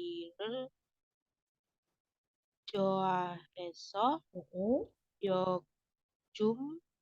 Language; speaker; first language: Korean; non-native, learner; Indonesian